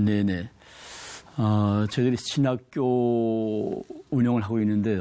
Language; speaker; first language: Korean; native; Korean